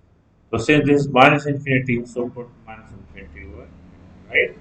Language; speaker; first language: Hindi; non-native, local second language; Punjabi